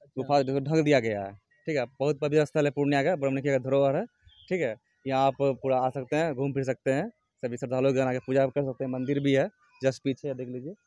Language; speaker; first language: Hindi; native; Hindi